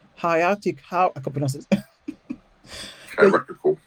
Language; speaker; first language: English; non-native, fluent; French